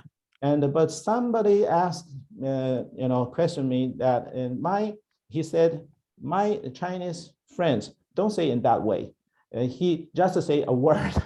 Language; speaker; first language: English; non-native, learner; Chinese